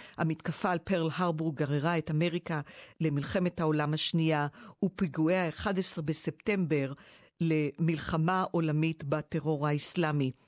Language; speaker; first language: Hebrew; native; Hebrew